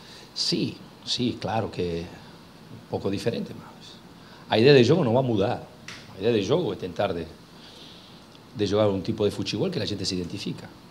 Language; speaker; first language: Portuguese; non-native, fluent; Spanish